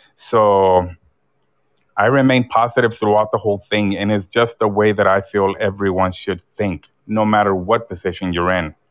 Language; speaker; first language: English; early bilingual, other home language; Spanish